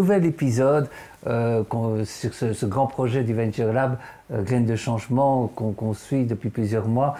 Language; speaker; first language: French; native; French